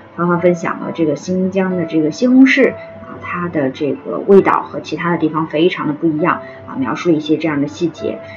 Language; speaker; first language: Chinese; non-native, local second language; Uyghur